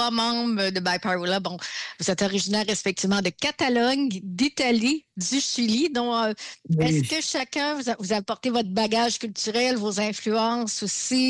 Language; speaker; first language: French; native; French